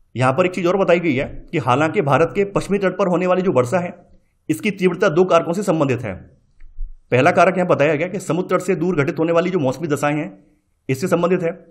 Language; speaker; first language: Hindi; native; Hindi